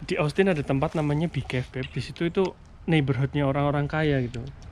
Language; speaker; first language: Indonesian; native; Indonesian